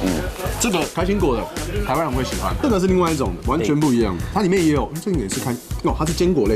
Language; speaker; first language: Chinese; native; Chinese